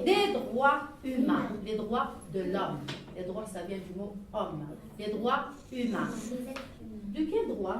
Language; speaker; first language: French; non-native, local second language; Arabic